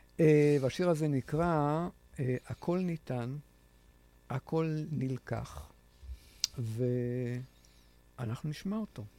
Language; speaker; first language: Hebrew; native; Hebrew